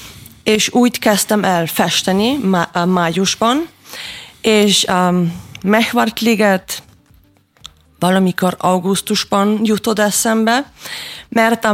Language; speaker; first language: Hungarian; non-native, learner; German